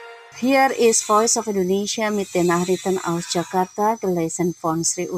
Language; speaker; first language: German; non-native, fluent; Indonesian